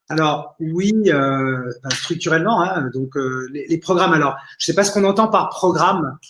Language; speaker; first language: French; native; French